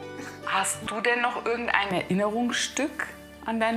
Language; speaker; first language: German; native; German